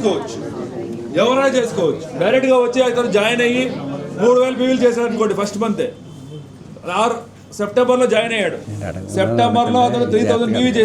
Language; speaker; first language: Telugu; native; Telugu